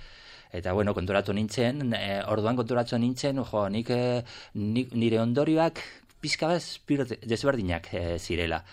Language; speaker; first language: Basque; non-native, local second language; Spanish